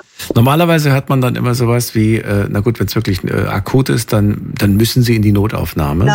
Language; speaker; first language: German; native; German